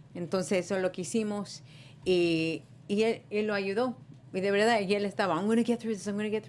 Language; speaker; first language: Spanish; early bilingual, heritage; Spanish